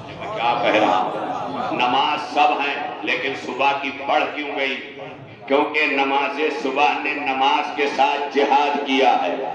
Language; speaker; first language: Urdu; non-native, local second language; Awadhi